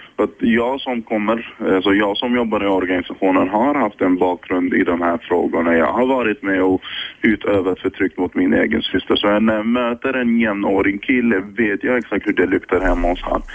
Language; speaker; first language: Swedish; early bilingual, other home language; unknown